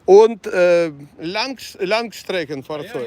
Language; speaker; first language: German; non-native, learner; Ukrainian